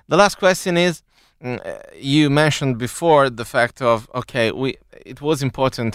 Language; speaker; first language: English; non-native, fluent; Italian